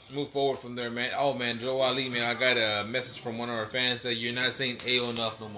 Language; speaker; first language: English; early bilingual, other home language; Spanish